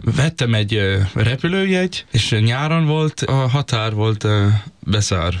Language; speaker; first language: Hungarian; non-native, learner; Danish